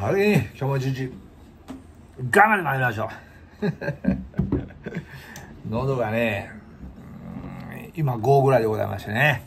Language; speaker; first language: Japanese; native; Japanese